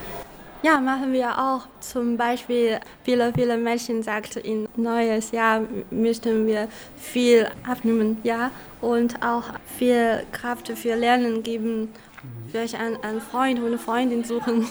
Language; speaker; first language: German; non-native, local second language; Chinese